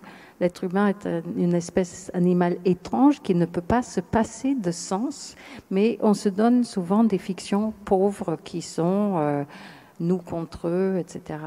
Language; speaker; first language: French; non-native, fluent; English